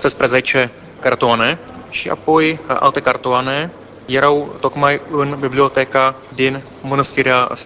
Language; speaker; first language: Romanian; non-native, fluent; Czech